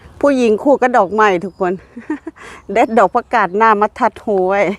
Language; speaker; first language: Thai; non-native, local second language; Lao